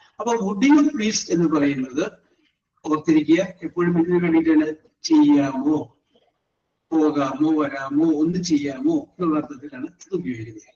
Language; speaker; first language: Malayalam; native; Malayalam